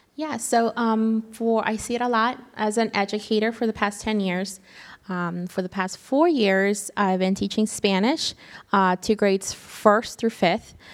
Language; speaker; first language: English; early bilingual, other home language; Spanish